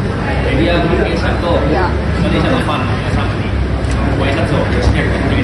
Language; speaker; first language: Japanese; non-native, local second language; Indonesian